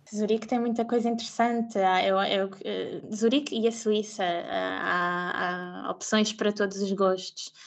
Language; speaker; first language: Portuguese; native; Portuguese